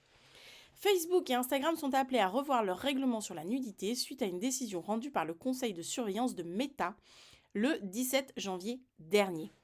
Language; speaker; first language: French; native; French